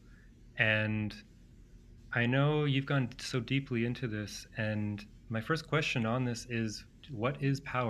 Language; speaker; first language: English; non-native, fluent; Greek